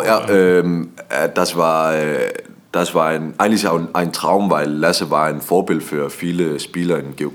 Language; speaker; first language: German; non-native, learner; Danish